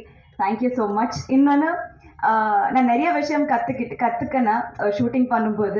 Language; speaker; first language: Tamil; non-native, learner; Telugu